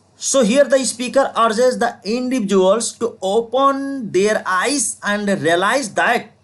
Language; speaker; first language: English; non-native, local second language; Nepali